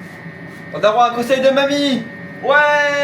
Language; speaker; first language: French; native; French